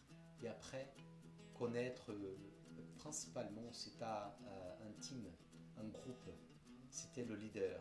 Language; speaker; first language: French; non-native, fluent; Portuguese